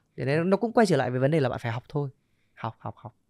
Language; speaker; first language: Vietnamese; native; Vietnamese